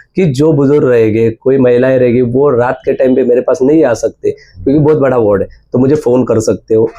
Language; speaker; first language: Hindi; non-native, local second language; Marathi